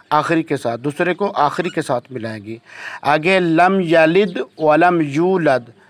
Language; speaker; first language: Urdu; native; Urdu